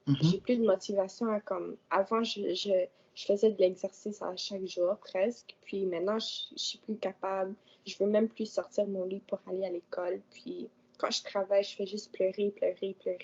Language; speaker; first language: French; non-native, local second language; English